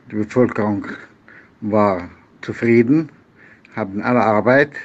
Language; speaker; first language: German; non-native, fluent; Arabic